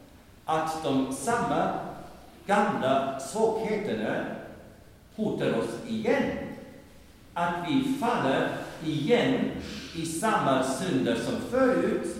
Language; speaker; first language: Swedish; non-native, fluent; German